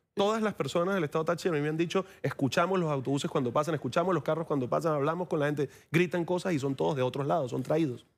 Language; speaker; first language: Spanish; native; Spanish